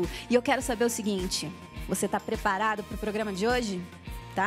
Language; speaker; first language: Portuguese; native; Portuguese